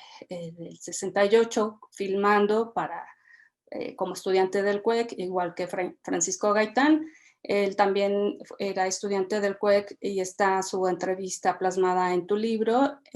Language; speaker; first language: Spanish; native; Spanish